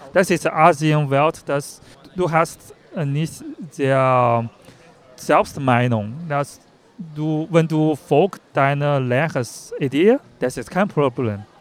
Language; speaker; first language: German; non-native, learner; Chinese